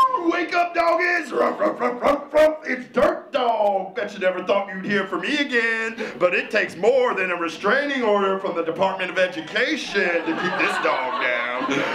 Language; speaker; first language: English; native; English